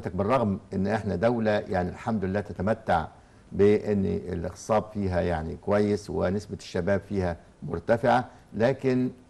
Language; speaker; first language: Arabic; native; Arabic